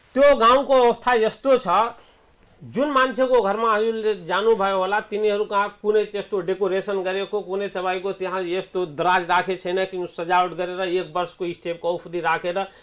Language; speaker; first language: Nepali; non-native, local second language; Awadhi